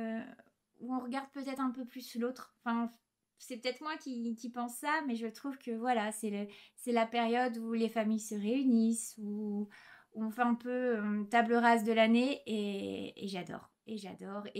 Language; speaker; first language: French; native; French